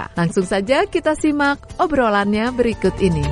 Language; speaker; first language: Indonesian; native; Indonesian